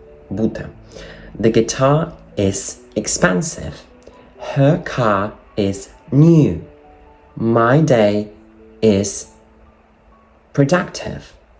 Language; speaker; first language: English; non-native, fluent; Ukrainian